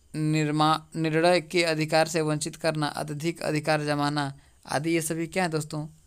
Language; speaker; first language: Hindi; native; Hindi